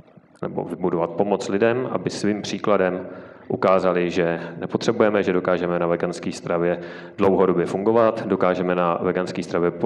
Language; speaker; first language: Czech; native; Czech